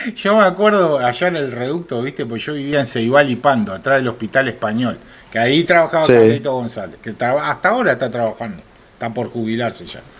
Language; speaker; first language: Spanish; native; Spanish